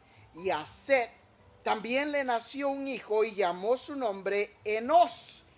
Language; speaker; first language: Spanish; native; Spanish